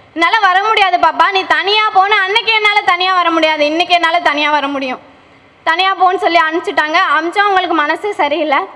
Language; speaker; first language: Tamil; native; Tamil